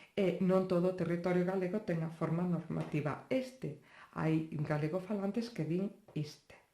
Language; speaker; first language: Galician; non-native, local second language; Spanish